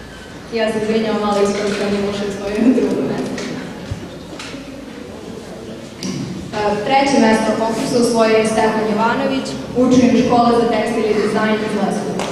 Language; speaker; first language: Serbian; native; Serbian